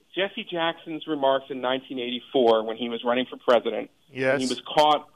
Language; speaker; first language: English; native; English